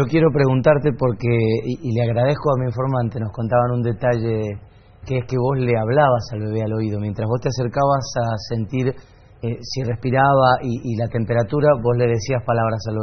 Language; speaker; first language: Spanish; native; Spanish